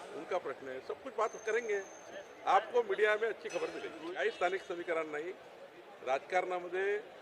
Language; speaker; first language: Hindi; non-native, local second language; Marathi